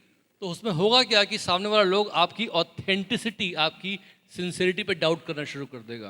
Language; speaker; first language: Hindi; native; Hindi